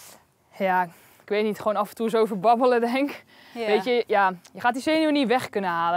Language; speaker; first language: Dutch; native; Dutch